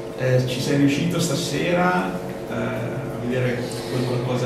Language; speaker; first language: Italian; native; Italian